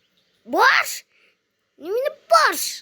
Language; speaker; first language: Russian; non-native, local second language; Kazakh